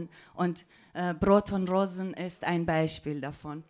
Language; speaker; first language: German; non-native, fluent; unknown